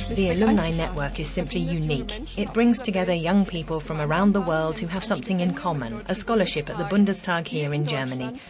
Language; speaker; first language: English; non-native, fluent; Turkish